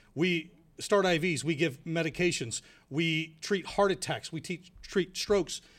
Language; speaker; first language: English; native; English